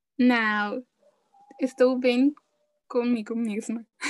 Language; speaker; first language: Portuguese; non-native, fluent; Spanish